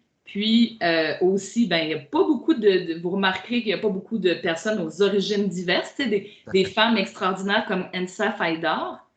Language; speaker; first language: French; native; French